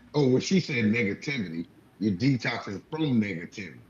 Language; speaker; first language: English; native; English